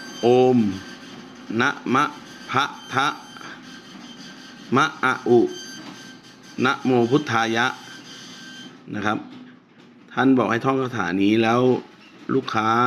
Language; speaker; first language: Thai; native; Thai